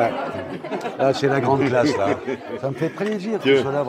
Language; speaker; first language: French; native; French